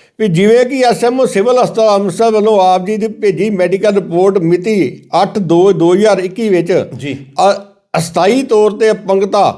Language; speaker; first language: Punjabi; native; Punjabi